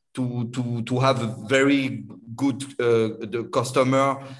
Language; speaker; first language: English; non-native, learner; French